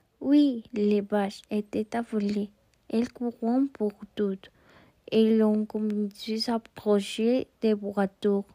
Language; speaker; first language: French; non-native, learner; Spanish